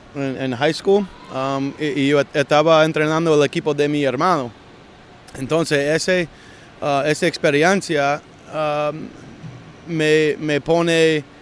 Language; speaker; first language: Spanish; non-native, learner; English